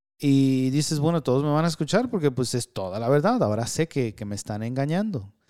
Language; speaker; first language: Spanish; early bilingual, heritage; Spanish